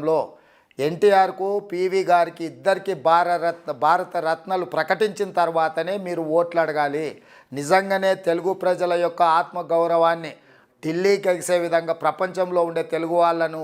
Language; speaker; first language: Telugu; native; Telugu